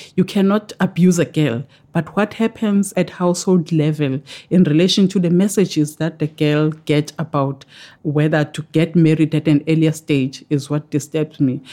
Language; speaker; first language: English; non-native, local second language; Zulu